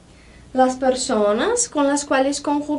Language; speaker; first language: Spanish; non-native, fluent; Portuguese